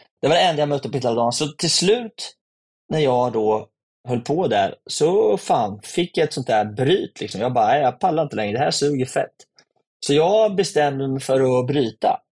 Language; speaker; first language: Swedish; native; Swedish